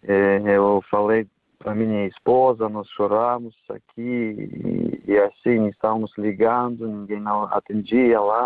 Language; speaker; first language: Portuguese; non-native, fluent; Ukrainian